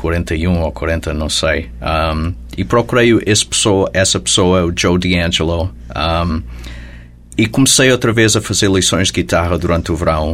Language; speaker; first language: Portuguese; early bilingual, heritage; Portuguese